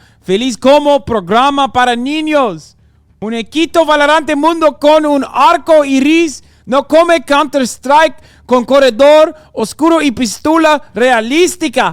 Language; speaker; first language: Spanish; non-native, learner; English